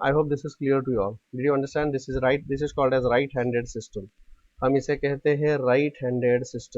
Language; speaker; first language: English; non-native, local second language; Hindi